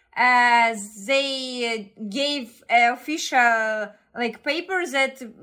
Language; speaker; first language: English; non-native, fluent; Ukrainian